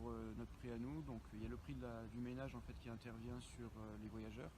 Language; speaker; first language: French; native; French